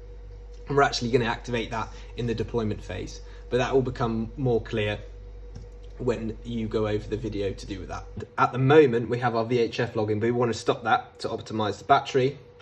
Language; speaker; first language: English; native; English